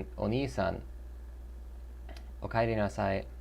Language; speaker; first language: Japanese; non-native, learner; English